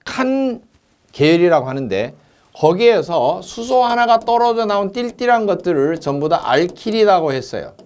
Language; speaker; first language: Korean; native; Korean